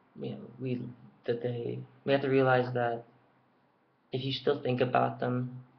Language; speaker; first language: English; native; English